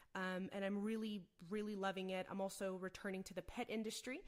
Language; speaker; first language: English; native; English